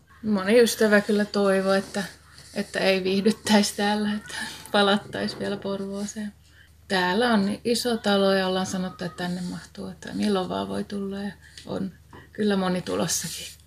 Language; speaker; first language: Finnish; native; Finnish